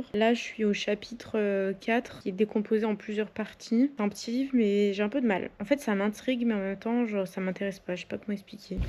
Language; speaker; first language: French; native; French